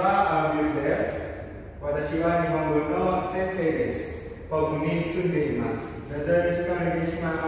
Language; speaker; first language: Japanese; non-native, learner; Indonesian